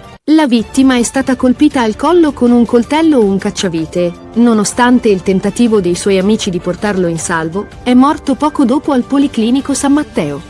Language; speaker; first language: Italian; native; Italian